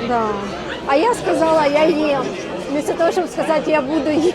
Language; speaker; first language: Russian; native; Russian